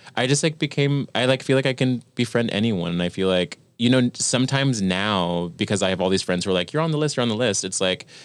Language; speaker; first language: English; native; English